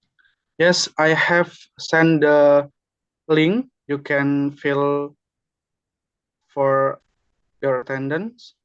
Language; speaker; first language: English; non-native, learner; Indonesian